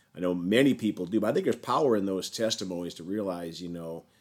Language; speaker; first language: English; native; English